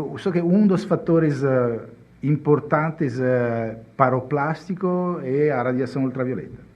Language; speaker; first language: Portuguese; non-native, fluent; Italian